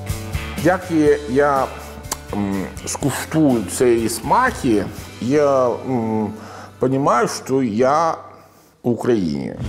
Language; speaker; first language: Ukrainian; non-native, learner; Italian